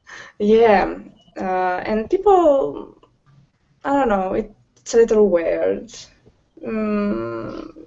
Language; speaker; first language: English; non-native, learner; Romanian